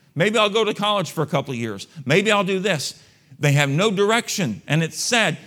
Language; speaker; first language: English; native; English